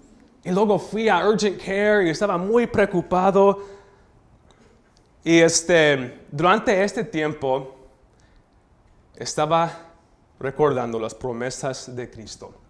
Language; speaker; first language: Spanish; early bilingual, heritage; Spanish